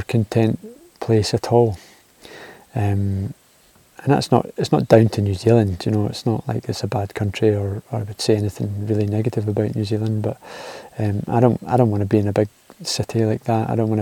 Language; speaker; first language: English; native; English